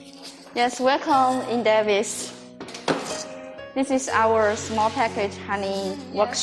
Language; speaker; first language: English; non-native, learner; Chinese